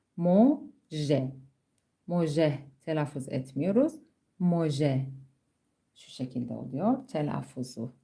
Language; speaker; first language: Turkish; non-native, fluent; Persian